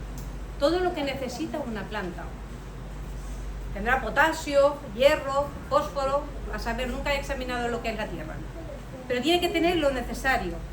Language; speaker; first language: Spanish; native; Spanish